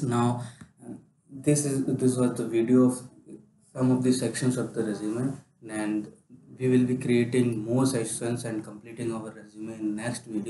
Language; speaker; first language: English; non-native, local second language; Hindi